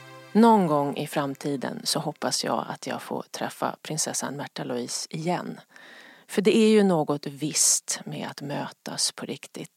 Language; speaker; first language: Swedish; native; Swedish